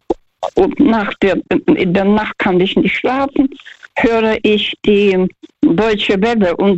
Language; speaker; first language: German; early bilingual, heritage; Russian